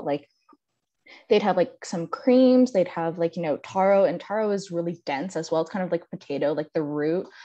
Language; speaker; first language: English; native; English